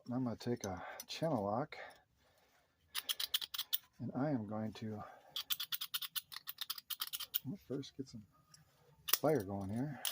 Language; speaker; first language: English; native; English